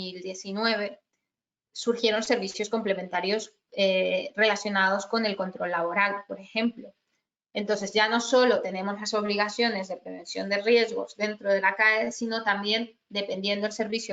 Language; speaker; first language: Spanish; native; Spanish